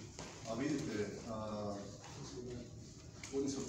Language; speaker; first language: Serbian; non-native, learner; Bulgarian